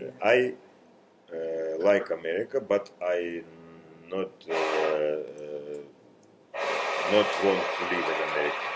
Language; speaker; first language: English; non-native, learner; Russian